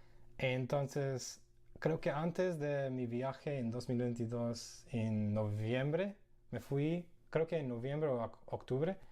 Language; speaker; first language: Spanish; non-native, fluent; English